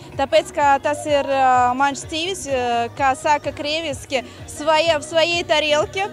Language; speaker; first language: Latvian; non-native, local second language; Russian